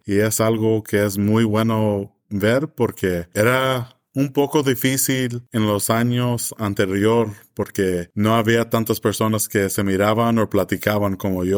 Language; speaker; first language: Spanish; early bilingual, heritage; English